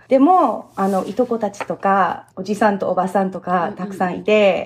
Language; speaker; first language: Japanese; early bilingual, heritage; English